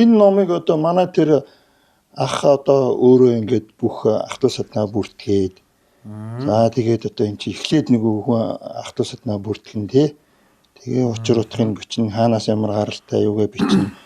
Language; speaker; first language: Mongolian; native; Mongolian